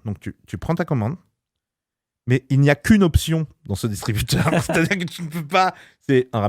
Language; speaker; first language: French; native; French